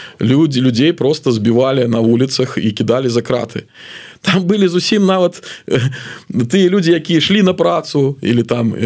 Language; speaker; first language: Belarusian; native; Belarusian